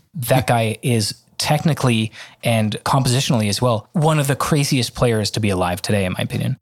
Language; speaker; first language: English; native; English